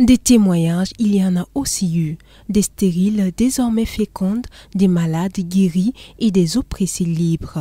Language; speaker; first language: French; non-native, local second language; Mossi